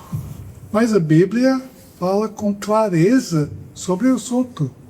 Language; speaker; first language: Portuguese; non-native, fluent; English